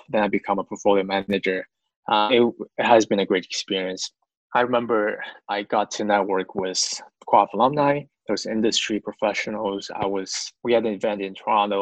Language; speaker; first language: English; non-native, fluent; Chinese